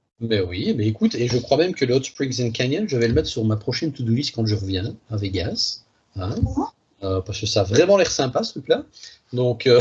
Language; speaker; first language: French; native; French